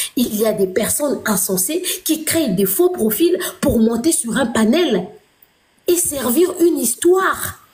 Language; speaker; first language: French; non-native, local second language; Lingala